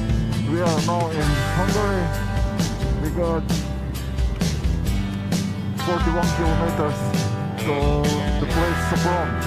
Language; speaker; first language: English; non-native, fluent; Croatian